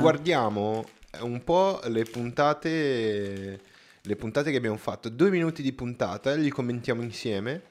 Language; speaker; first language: Italian; native; Italian